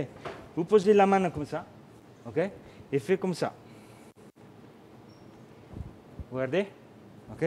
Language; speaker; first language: French; non-native, learner; Italian